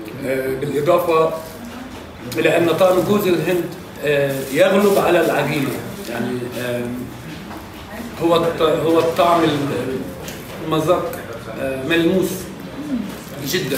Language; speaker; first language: Arabic; native; Arabic